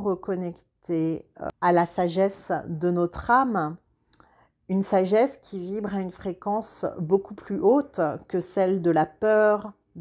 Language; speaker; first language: French; native; French